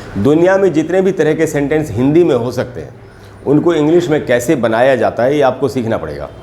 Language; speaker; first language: Hindi; native; Hindi